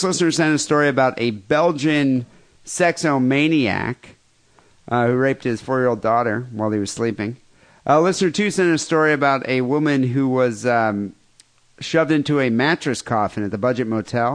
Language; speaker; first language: English; native; English